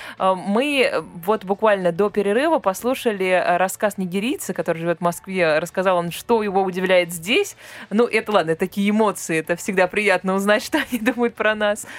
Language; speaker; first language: Russian; native; Russian